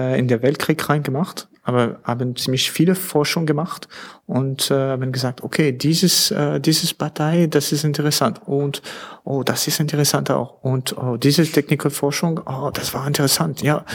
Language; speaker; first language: German; non-native, learner; French